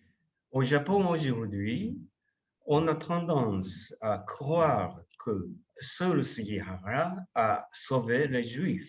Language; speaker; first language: French; non-native, fluent; Japanese